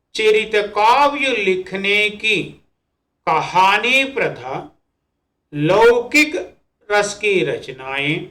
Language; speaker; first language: Hindi; non-native, local second language; Telugu